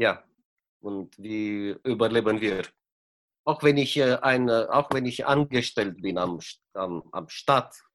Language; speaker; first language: German; non-native, fluent; Romanian